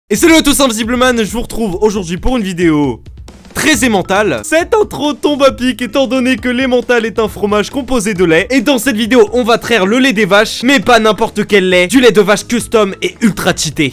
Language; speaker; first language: French; native; French